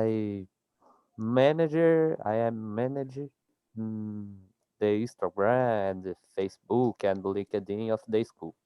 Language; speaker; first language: English; non-native, learner; Portuguese